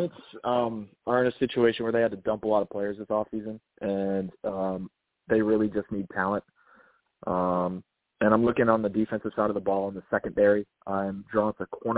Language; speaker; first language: English; native; English